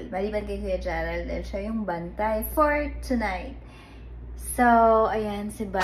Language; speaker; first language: Filipino; native; Filipino